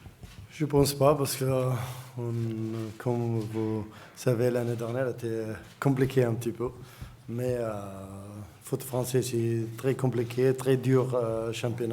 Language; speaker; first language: French; non-native, learner; Arabic